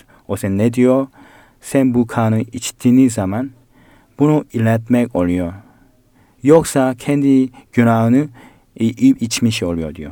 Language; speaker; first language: Turkish; non-native, learner; Korean